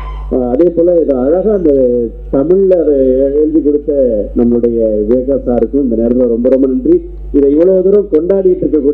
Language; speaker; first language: Tamil; non-native, fluent; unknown